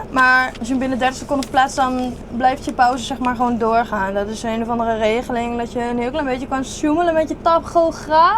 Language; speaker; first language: Dutch; native; Dutch